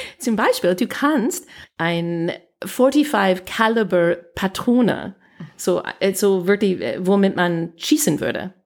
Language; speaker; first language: German; non-native, fluent; English